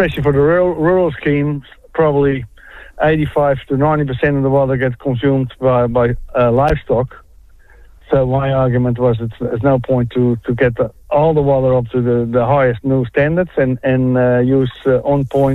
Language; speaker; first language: English; non-native, fluent; Dutch